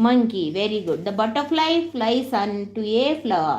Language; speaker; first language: English; non-native, local second language; Kannada